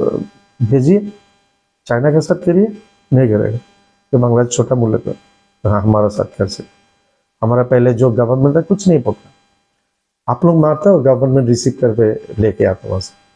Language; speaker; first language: Hindi; non-native, learner; Bangla